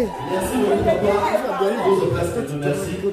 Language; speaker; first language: French; non-native, local second language; Lingala